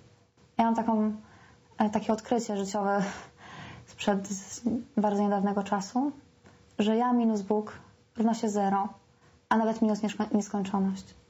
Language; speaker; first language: Polish; native; Polish